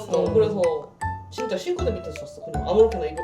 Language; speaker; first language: Korean; native; Korean